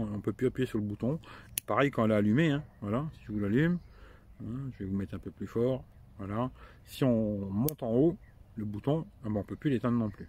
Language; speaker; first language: French; native; French